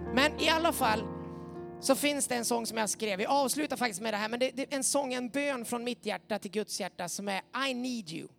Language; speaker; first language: Swedish; native; Swedish